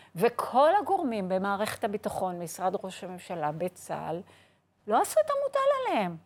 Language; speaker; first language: Hebrew; native; Hebrew